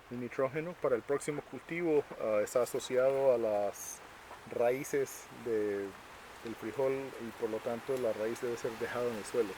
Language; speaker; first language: Spanish; native; Spanish